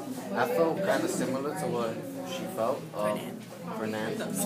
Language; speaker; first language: English; native; English